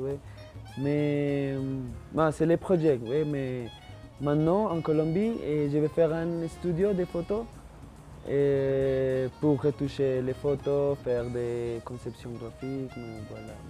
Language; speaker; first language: French; non-native, learner; Spanish